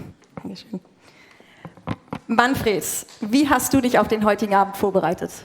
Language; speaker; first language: German; native; German